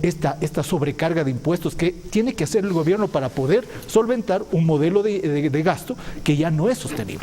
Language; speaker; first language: Spanish; native; Spanish